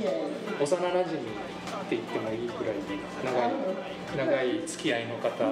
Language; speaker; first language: Japanese; native; Japanese